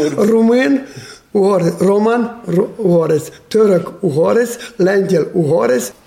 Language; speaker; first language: Ukrainian; non-native, local second language; Romanian